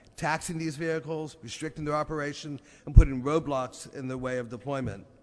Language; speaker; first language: English; native; English